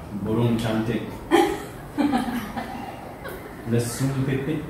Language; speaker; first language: Indonesian; non-native, learner; English